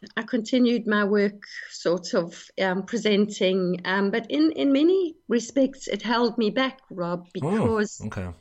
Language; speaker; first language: English; native; English